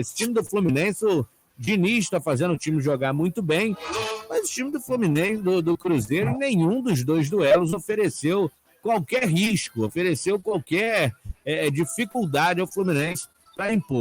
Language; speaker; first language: Portuguese; native; Portuguese